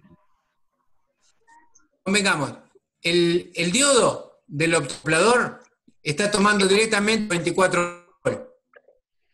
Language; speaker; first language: Spanish; native; Spanish